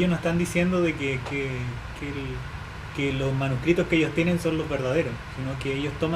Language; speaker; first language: Spanish; native; Spanish